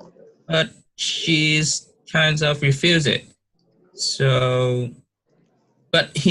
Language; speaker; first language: English; non-native, learner; Vietnamese